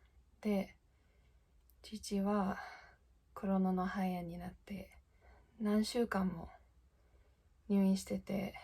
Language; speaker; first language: Japanese; non-native, fluent; English